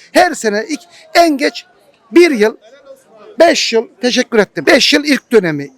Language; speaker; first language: Turkish; early bilingual, heritage; Turkish